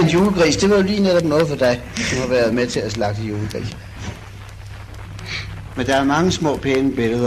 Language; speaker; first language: Danish; native; Danish